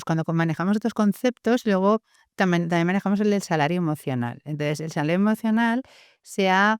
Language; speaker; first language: Spanish; native; Spanish